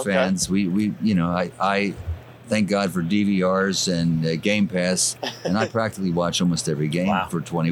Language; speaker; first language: English; native; English